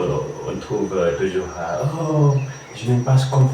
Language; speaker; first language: French; non-native, learner; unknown